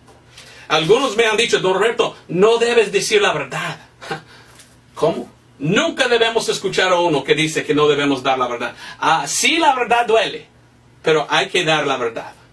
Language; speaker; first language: Spanish; non-native, fluent; English